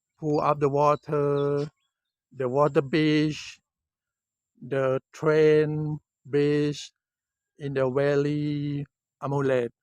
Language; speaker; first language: English; non-native, learner; Thai